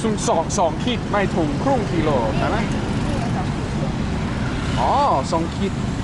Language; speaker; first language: Thai; non-native, learner; English